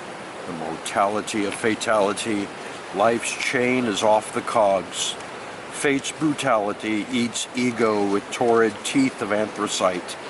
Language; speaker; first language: English; native; English